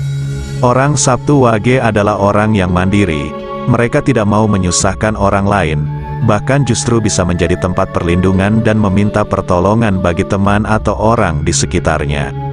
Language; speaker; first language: Indonesian; non-native, local second language; Javanese